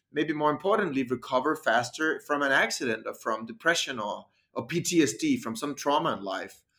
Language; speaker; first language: English; non-native, fluent; Danish